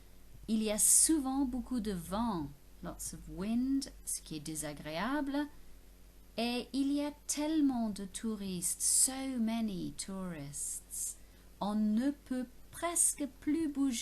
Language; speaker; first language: French; non-native, fluent; English